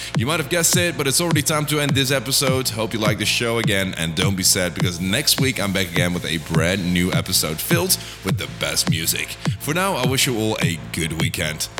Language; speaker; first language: English; non-native, fluent; Dutch